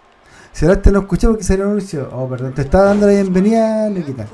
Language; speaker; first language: Spanish; native; Spanish